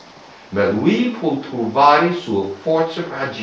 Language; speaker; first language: Italian; non-native, fluent; English